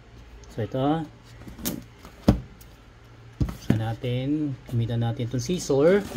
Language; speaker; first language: Filipino; native; Filipino